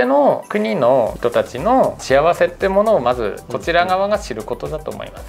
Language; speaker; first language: Japanese; native; Japanese